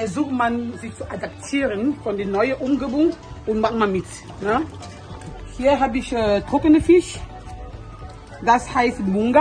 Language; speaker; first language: German; non-native, fluent; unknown